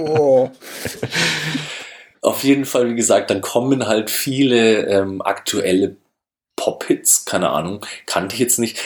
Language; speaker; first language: German; native; German